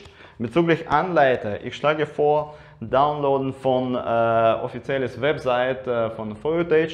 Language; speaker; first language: German; non-native, learner; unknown